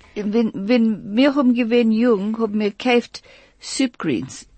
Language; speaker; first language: Yiddish; early bilingual, heritage; Yiddish